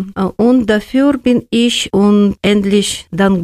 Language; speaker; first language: German; non-native, learner; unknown